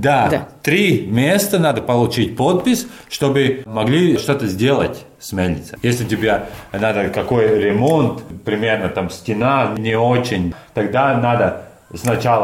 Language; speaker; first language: Russian; non-native, learner; Latvian